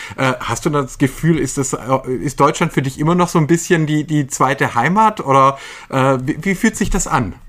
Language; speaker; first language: German; native; German